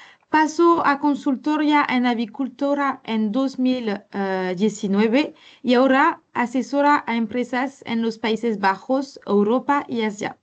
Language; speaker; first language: Spanish; non-native, learner; French